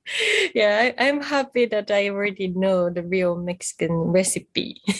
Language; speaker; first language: English; non-native, fluent; Japanese